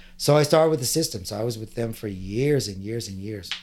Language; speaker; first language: English; native; English